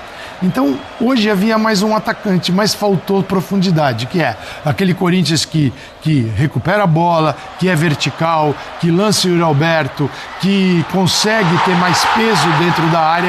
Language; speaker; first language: Portuguese; native; Portuguese